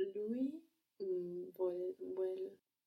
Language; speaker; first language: Italian; non-native, learner; English